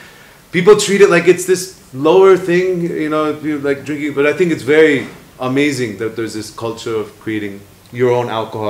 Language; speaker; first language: Nepali; non-native, learner; English